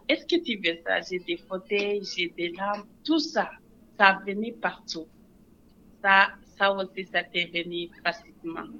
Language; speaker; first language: French; non-native, local second language; Wolof